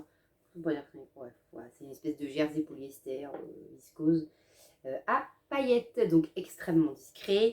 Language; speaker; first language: French; native; French